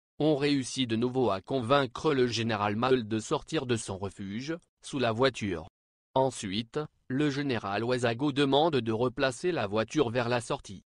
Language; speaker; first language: French; non-native, local second language; Lingala